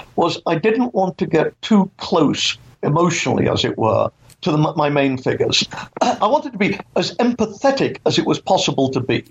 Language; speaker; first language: English; native; English